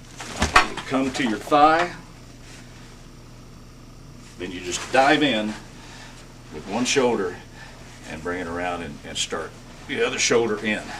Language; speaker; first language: English; native; English